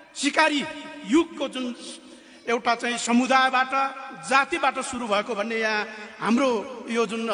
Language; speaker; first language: Nepali; non-native, local second language; Eastern Tamang